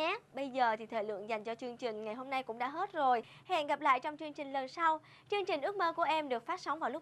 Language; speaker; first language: Vietnamese; native; Vietnamese